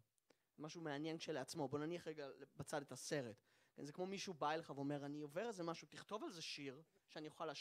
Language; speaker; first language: Hebrew; native; Hebrew